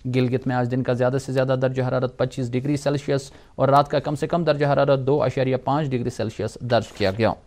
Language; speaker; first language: Urdu; non-native, local second language; Kashmiri